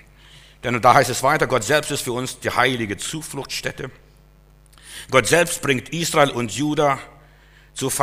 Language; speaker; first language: German; native; German